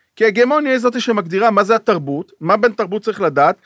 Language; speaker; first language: Hebrew; native; Hebrew